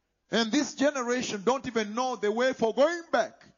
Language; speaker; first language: English; non-native, local second language; Luo (Kenya and Tanzania)